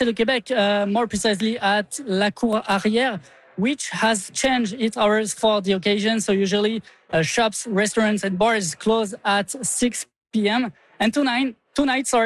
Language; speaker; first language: English; non-native, fluent; French